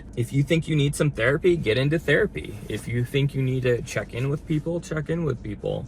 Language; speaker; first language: English; native; English